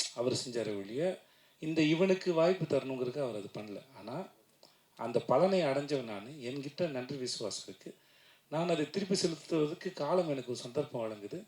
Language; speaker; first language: Tamil; native; Tamil